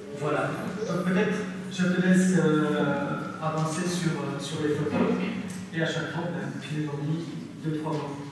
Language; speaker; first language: French; native; French